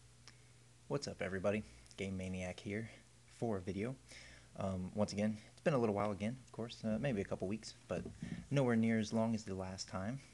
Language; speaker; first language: English; native; English